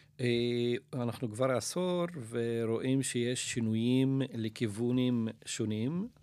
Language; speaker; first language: Hebrew; non-native, local second language; Arabic